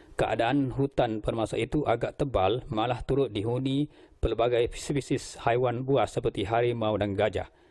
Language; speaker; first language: Malay; native; Malay